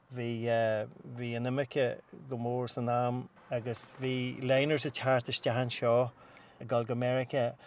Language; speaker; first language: Irish; native; Irish